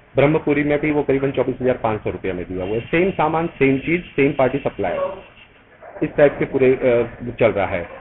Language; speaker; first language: Hindi; native; Hindi